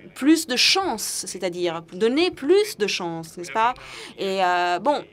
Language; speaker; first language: French; non-native, fluent; English